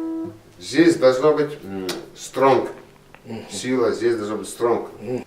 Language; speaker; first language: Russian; non-native, learner; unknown